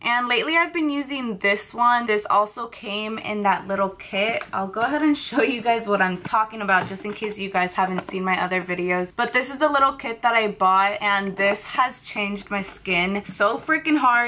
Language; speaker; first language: English; early bilingual, other home language; Spanish